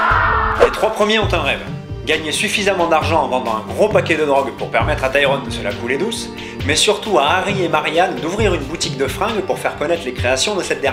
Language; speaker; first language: French; native; French